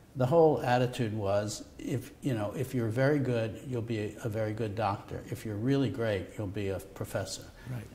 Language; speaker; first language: English; native; English